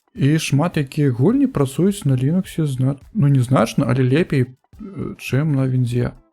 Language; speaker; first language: Belarusian; non-native, local second language; Russian